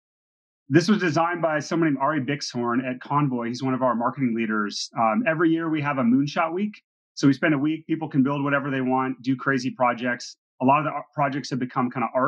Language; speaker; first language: English; native; English